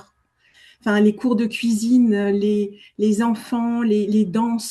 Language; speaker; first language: French; native; French